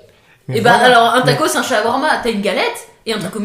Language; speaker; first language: French; native; French